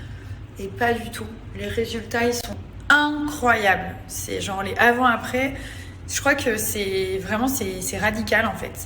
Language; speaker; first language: French; native; French